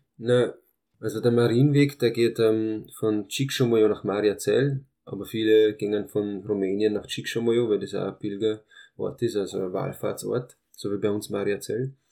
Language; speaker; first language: German; early bilingual, other home language; Hungarian